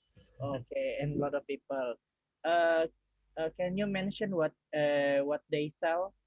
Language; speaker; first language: English; non-native, learner; Indonesian